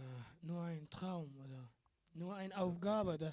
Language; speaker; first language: German; non-native, learner; Arabic